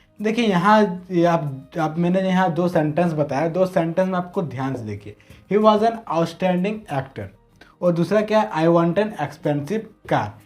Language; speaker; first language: Hindi; native; Hindi